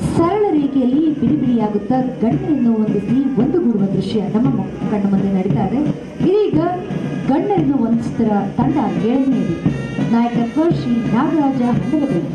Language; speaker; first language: Kannada; native; Kannada